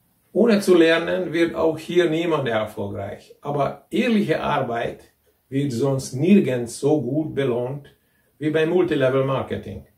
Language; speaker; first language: German; non-native, fluent; Hungarian